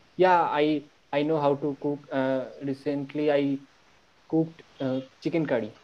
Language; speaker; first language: English; non-native, local second language; Bangla